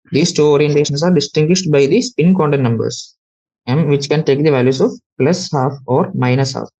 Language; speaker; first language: English; non-native, local second language; Malayalam